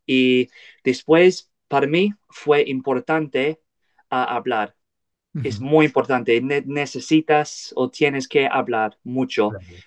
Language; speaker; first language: Spanish; non-native, learner; English